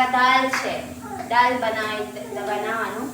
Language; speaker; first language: Gujarati; non-native, learner; Filipino